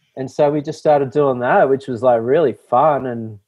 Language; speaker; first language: English; native; English